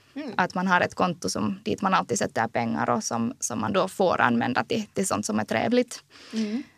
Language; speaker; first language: Swedish; native; Swedish